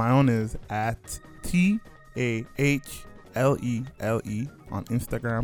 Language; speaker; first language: English; native; English